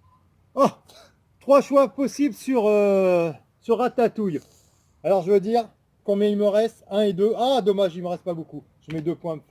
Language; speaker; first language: French; native; French